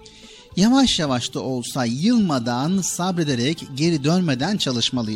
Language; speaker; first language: Turkish; native; Turkish